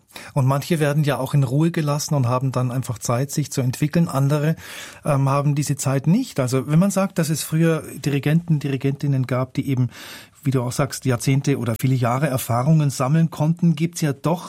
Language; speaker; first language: German; native; German